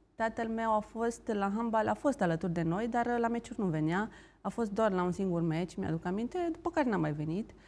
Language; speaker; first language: Romanian; native; Romanian